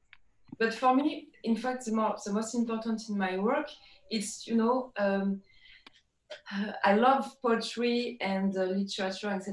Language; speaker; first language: English; non-native, learner; French